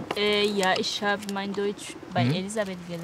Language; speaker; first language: German; non-native, learner; Arabic